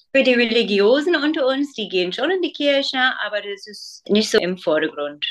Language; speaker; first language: German; non-native, fluent; English